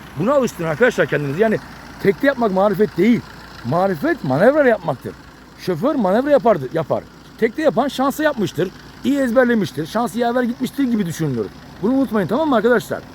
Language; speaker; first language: Turkish; native; Turkish